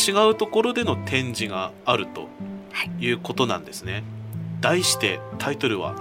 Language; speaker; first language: Japanese; native; Japanese